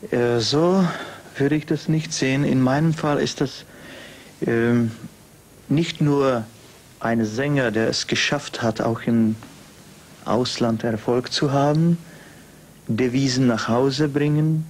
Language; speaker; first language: German; non-native, fluent; Czech